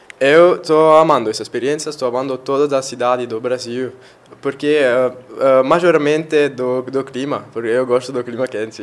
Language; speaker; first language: Portuguese; non-native, learner; Italian